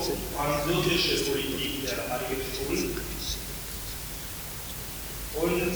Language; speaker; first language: German; non-native, fluent; Italian